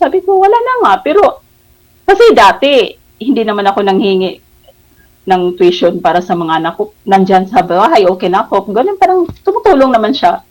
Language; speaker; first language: Filipino; non-native, local second language; Cebuano